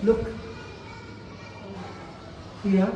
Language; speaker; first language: English; non-native, learner; Arabic